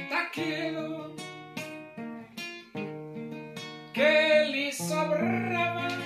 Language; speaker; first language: Portuguese; native; Portuguese